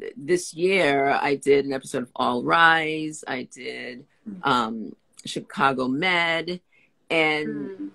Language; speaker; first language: English; native; English